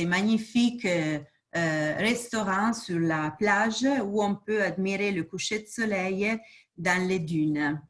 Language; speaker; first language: French; non-native, fluent; Portuguese